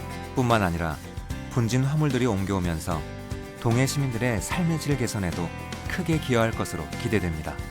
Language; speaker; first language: Korean; native; Korean